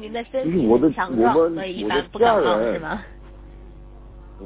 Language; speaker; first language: Chinese; native; Chinese